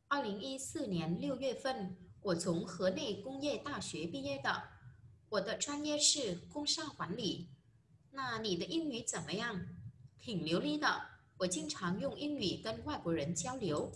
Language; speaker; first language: Chinese; non-native, fluent; Vietnamese